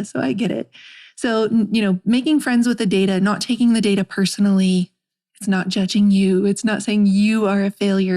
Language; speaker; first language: English; native; English